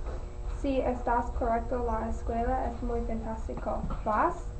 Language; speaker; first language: Spanish; non-native, learner; English